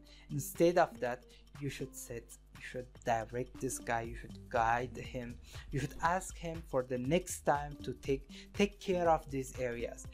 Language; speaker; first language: English; non-native, fluent; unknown